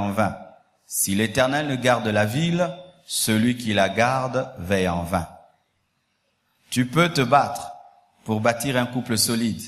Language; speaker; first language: French; non-native, local second language; Lingala